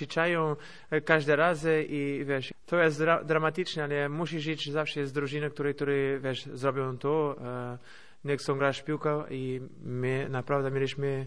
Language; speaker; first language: Polish; non-native, fluent; Portuguese